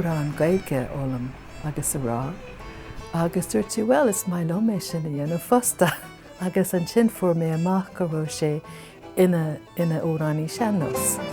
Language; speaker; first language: Irish; non-native, fluent; English